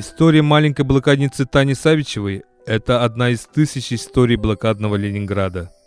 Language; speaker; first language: Russian; native; Russian